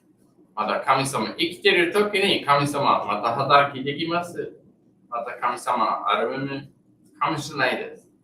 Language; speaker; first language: Japanese; non-native, learner; English